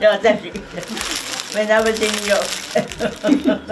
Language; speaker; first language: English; non-native, fluent; Japanese